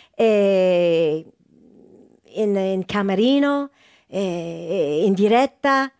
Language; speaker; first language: Italian; non-native, fluent; English